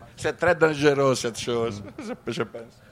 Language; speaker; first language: French; non-native, learner; Italian